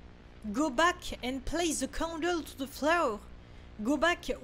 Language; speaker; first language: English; non-native, learner; French